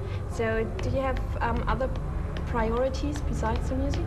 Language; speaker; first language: English; non-native, fluent; German